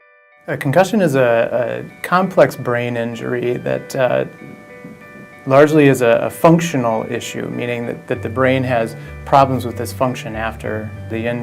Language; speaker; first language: English; native; English